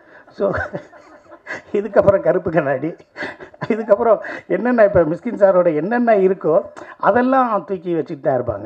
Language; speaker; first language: Tamil; native; Tamil